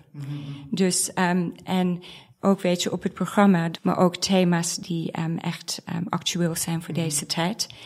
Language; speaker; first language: Dutch; non-native, fluent; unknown